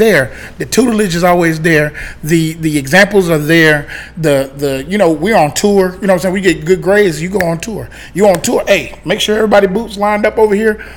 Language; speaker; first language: English; native; English